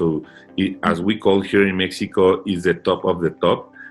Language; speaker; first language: English; non-native, fluent; Spanish